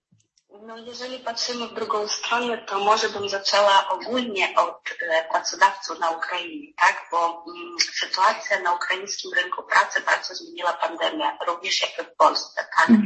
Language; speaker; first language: Polish; non-native, fluent; Ukrainian